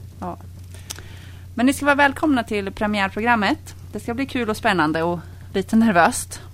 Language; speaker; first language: Swedish; native; Swedish